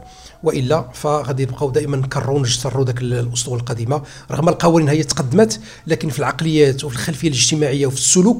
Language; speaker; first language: Arabic; native; Arabic